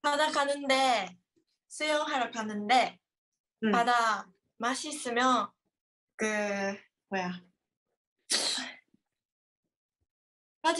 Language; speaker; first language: Korean; non-native, learner; Japanese